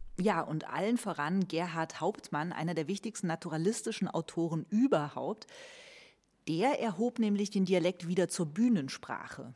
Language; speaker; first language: German; native; German